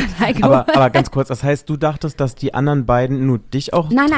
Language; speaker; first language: German; native; German